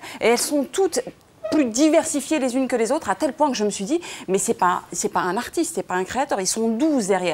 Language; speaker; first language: French; native; French